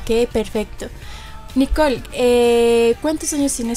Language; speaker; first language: Spanish; native; Spanish